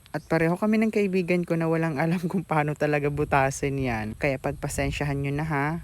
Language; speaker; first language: Filipino; non-native, local second language; Bikol